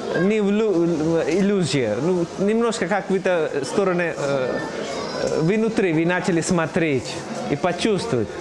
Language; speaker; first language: Russian; non-native, learner; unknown